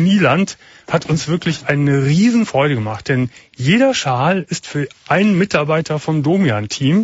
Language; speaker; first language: German; native; German